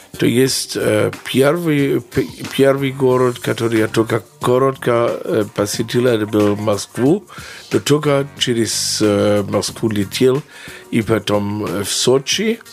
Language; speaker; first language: Russian; non-native, fluent; German